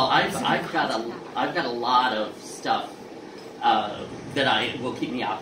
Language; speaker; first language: English; native; English